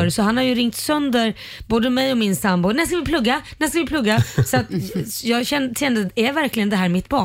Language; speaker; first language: Swedish; native; Swedish